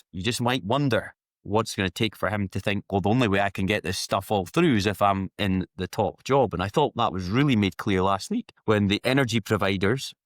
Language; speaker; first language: English; native; English